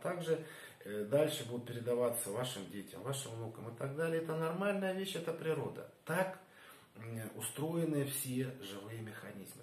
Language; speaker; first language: Russian; native; Russian